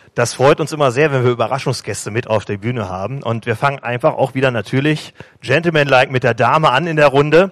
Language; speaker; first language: German; native; German